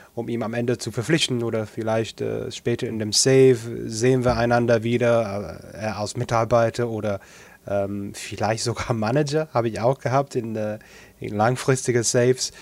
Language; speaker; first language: German; non-native, fluent; English